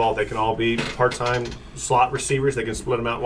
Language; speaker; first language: English; native; English